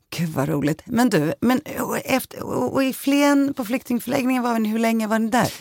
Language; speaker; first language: Swedish; early bilingual, other home language; Greek